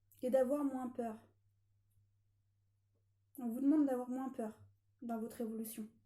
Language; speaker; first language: French; native; French